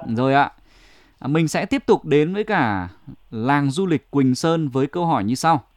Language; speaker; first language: Vietnamese; native; Vietnamese